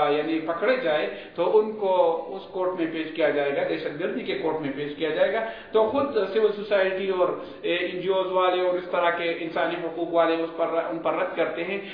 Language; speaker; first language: Urdu; non-native, local second language; Pashto